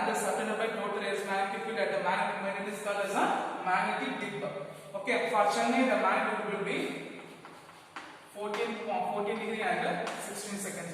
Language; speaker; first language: English; non-native, local second language; Tamil